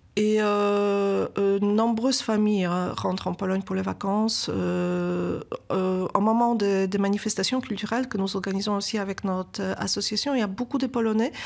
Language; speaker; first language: French; non-native, fluent; Polish